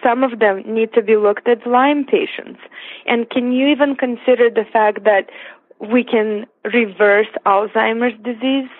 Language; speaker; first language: English; non-native, fluent; Russian